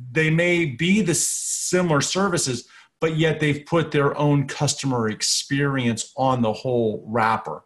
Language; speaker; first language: English; native; English